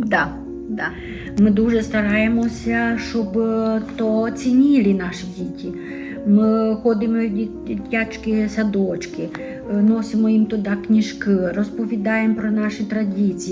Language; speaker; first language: Ukrainian; non-native, local second language; Romanian